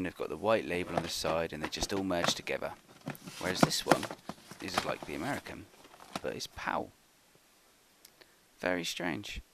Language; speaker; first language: English; native; English